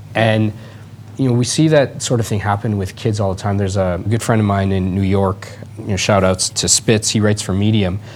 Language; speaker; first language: English; native; English